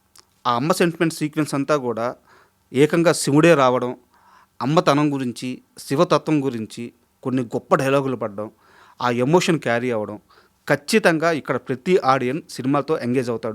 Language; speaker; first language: Telugu; native; Telugu